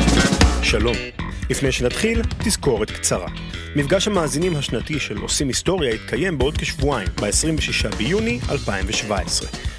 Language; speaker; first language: Hebrew; native; Hebrew